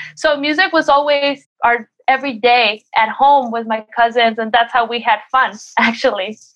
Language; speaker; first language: English; early bilingual, other home language; Spanish